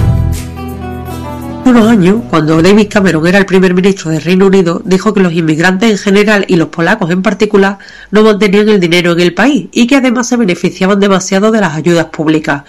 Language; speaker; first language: Spanish; native; Spanish